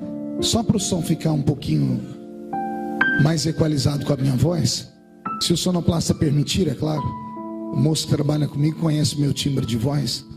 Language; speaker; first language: Portuguese; native; Portuguese